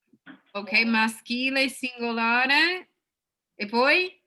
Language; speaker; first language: Italian; non-native, fluent; English